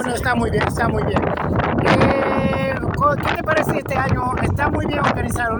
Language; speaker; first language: Spanish; non-native, learner; French